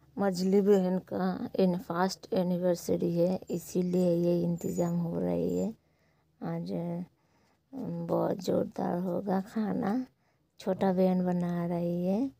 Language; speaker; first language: Hindi; non-native, local second language; Bangla